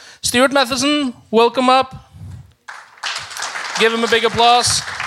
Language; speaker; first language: English; non-native, fluent; Norwegian